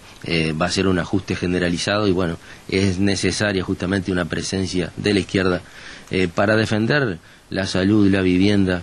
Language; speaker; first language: Spanish; native; Spanish